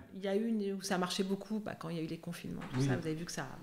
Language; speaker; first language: French; native; French